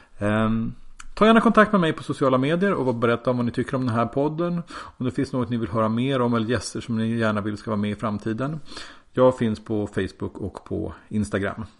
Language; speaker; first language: Swedish; native; Swedish